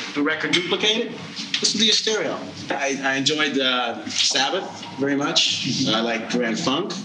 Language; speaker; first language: English; non-native, fluent; Dutch